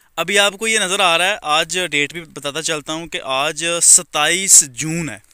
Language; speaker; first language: Urdu; non-native, local second language; Punjabi